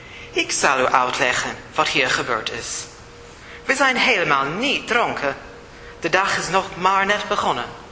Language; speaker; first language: Dutch; non-native, fluent; English